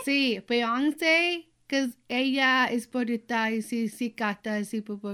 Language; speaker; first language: Spanish; early bilingual, heritage; Spanish